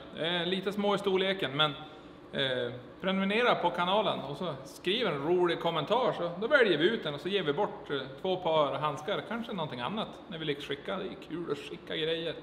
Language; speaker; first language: Swedish; native; Swedish